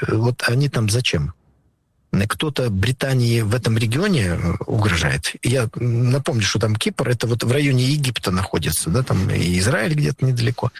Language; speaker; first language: Russian; native; Russian